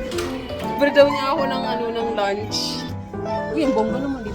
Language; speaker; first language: Filipino; non-native, local second language; Cebuano